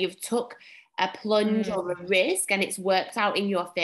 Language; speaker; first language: English; native; English